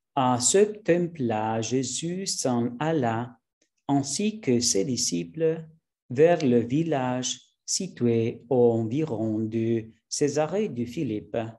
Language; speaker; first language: French; non-native, learner; Spanish